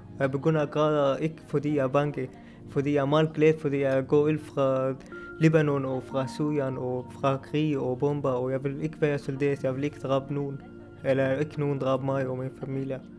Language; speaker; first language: Danish; non-native, learner; Arabic